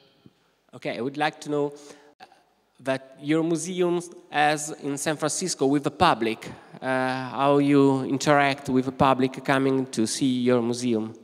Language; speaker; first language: English; non-native, fluent; Italian